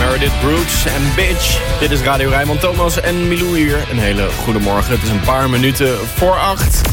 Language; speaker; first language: Dutch; native; Dutch